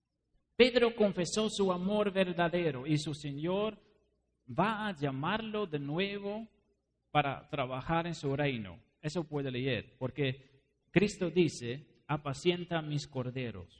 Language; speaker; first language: Spanish; non-native, fluent; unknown